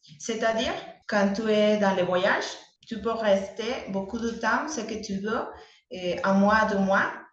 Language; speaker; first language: French; non-native, learner; Spanish